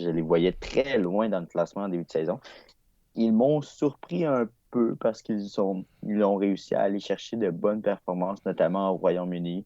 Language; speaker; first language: French; native; French